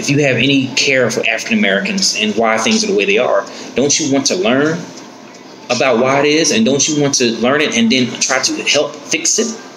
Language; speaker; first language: English; native; English